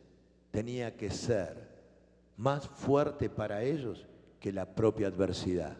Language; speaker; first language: Spanish; native; Spanish